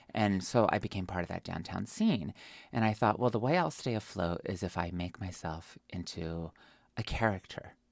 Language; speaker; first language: English; native; English